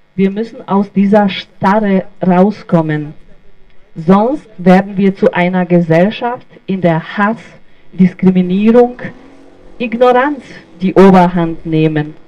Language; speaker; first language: German; non-native, fluent; Bosnian